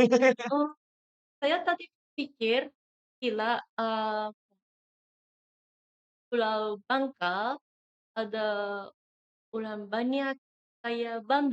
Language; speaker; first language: Indonesian; non-native, learner; Japanese